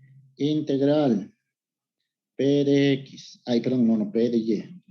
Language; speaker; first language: Spanish; native; Spanish